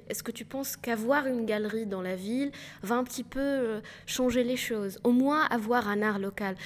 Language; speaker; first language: French; non-native, local second language; Arabic